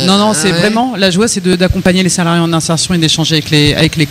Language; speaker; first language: French; native; French